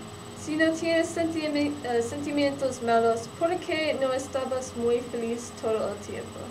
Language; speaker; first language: Spanish; non-native, learner; English